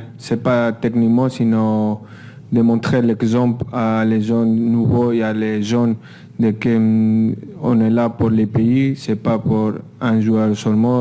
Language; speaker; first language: French; non-native, fluent; Spanish